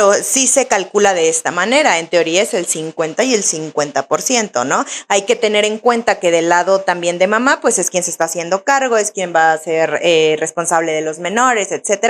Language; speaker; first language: Spanish; native; Spanish